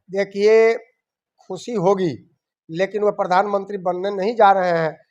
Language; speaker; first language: Hindi; native; Hindi